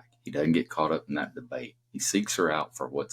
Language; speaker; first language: English; native; English